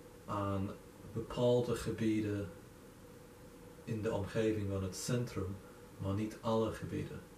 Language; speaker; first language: Dutch; non-native, fluent; English